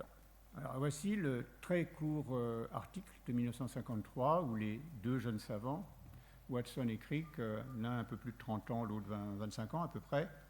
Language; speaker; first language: French; native; French